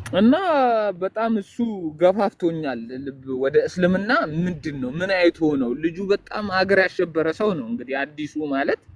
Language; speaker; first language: Amharic; native; Amharic